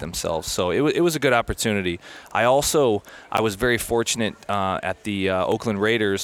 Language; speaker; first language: English; native; English